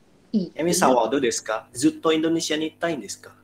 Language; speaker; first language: Japanese; non-native, learner; Indonesian